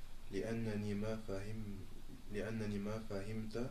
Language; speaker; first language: Arabic; non-native, learner; French